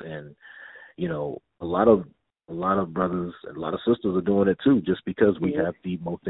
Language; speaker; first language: English; native; English